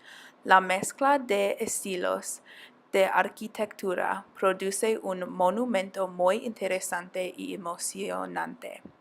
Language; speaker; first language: Spanish; non-native, learner; English